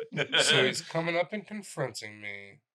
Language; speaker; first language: English; native; English